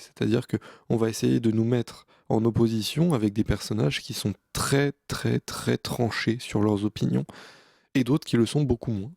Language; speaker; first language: French; native; French